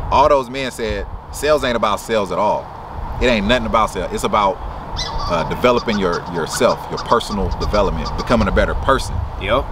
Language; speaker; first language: English; native; English